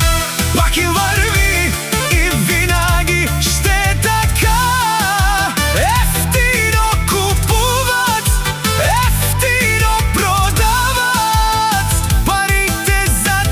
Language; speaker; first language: Bulgarian; non-native, local second language; Romany